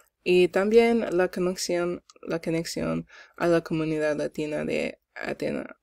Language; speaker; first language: Spanish; non-native, learner; English